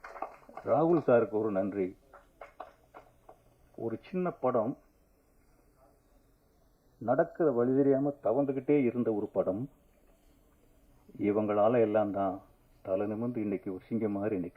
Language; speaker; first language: Tamil; native; Tamil